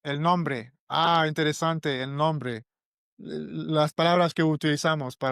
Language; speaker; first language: Spanish; non-native, learner; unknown